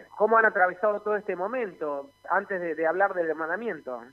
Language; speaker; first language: Spanish; native; Spanish